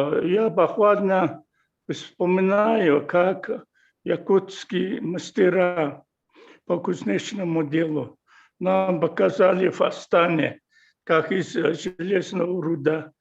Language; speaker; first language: Russian; non-native, fluent; Mongolian